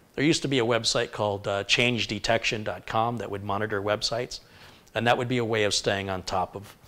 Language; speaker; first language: English; native; English